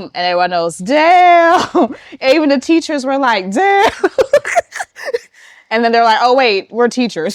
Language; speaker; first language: English; native; English